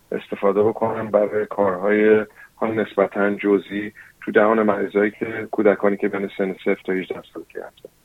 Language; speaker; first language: Persian; early bilingual, heritage; Persian